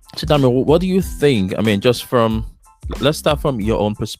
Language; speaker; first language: English; non-native, local second language; Yoruba